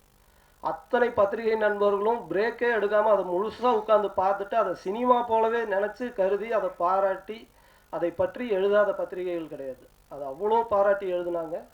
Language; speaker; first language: Tamil; native; Tamil